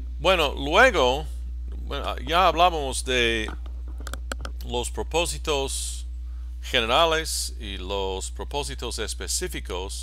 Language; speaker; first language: Spanish; non-native, fluent; English